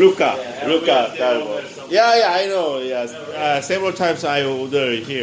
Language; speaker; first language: English; non-native, learner; Korean